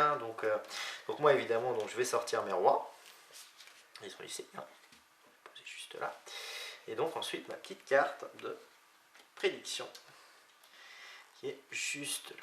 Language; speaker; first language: French; native; French